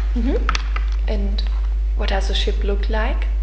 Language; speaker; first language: English; non-native, fluent; German